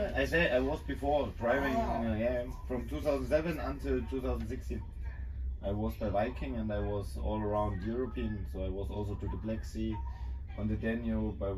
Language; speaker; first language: English; non-native, learner; German